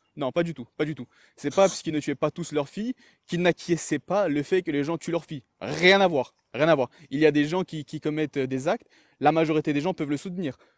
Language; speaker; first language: French; early bilingual, other home language; Chechen